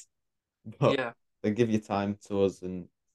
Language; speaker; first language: English; native; English